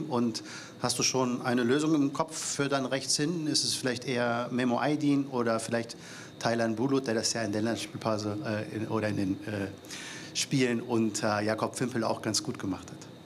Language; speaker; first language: German; native; German